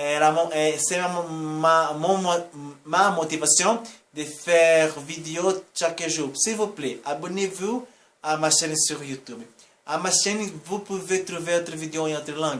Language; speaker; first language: French; non-native, learner; Portuguese